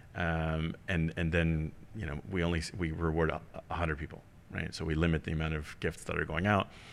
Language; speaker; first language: English; early bilingual, heritage; German